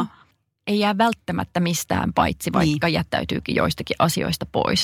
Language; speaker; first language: Finnish; native; Finnish